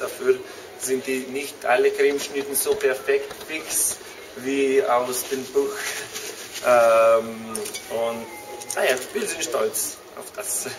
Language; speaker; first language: German; non-native, fluent; Slovenian